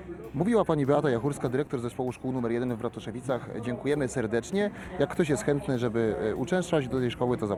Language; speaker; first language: Polish; native; Polish